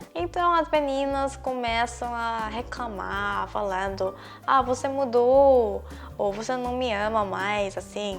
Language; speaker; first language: Portuguese; non-native, fluent; Korean